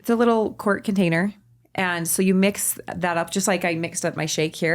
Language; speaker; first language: English; native; English